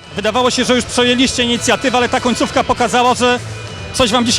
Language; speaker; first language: Polish; native; Polish